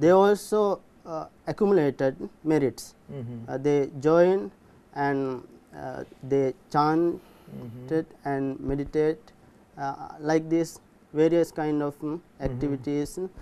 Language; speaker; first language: English; non-native, learner; Sinhala